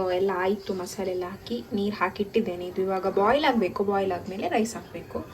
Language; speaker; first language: Kannada; non-native, local second language; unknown